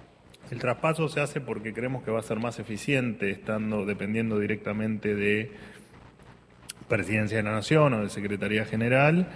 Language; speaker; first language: Spanish; native; Spanish